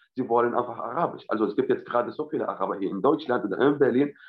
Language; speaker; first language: German; non-native, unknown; Arabic